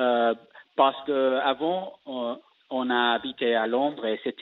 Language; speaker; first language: French; non-native, learner; English